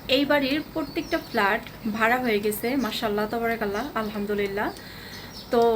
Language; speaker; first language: Bangla; early bilingual, heritage; Bangla